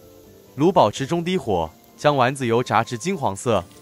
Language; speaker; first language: Chinese; native; Chinese